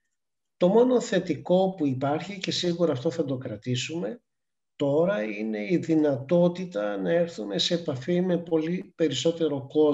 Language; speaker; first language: Greek; native; Greek